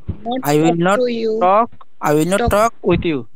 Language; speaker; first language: English; non-native, fluent; Bangla